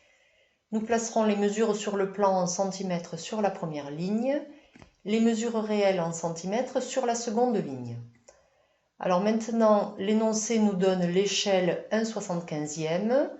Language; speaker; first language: French; native; French